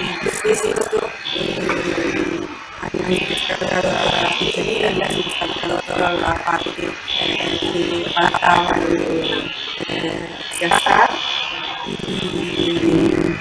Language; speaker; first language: Spanish; non-native, learner; Italian